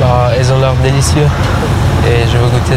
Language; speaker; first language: French; non-native, learner; Persian